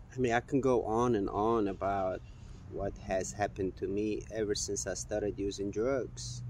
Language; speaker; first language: English; non-native, fluent; Mongolian